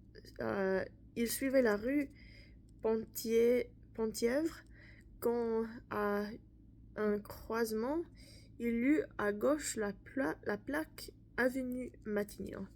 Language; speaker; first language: French; non-native, learner; English